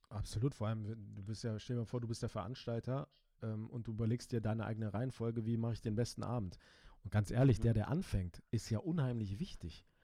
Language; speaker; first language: German; early bilingual, other home language; Turkish